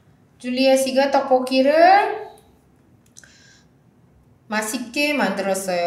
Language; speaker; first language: Korean; non-native, fluent; Indonesian